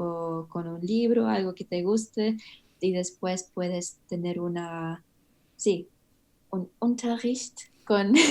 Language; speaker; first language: Spanish; early bilingual, heritage; English